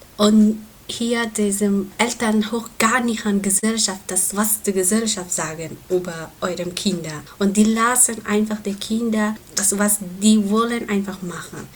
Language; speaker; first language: German; non-native, learner; Persian